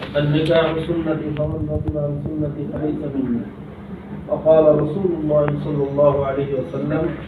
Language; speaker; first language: Arabic; non-native, fluent; Bangla